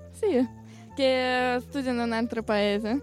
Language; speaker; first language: Italian; non-native, learner; Russian